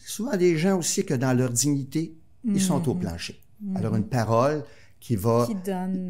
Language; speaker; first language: French; native; French